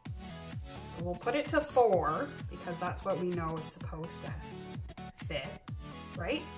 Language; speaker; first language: English; native; English